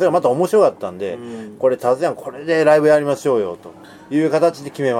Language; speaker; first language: Japanese; native; Japanese